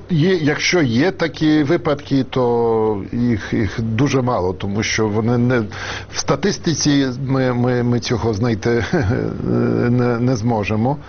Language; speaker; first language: Ukrainian; non-native, fluent; Polish